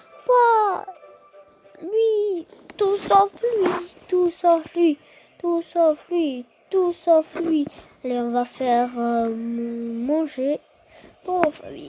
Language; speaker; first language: French; non-native, fluent; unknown